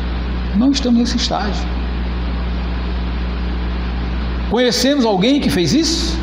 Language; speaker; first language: Portuguese; native; Portuguese